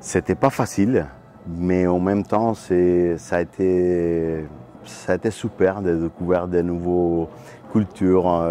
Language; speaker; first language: French; non-native, fluent; Spanish